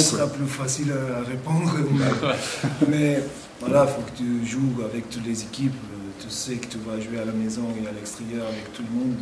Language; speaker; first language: French; non-native, fluent; Portuguese